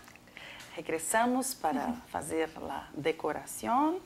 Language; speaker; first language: Spanish; non-native, learner; Portuguese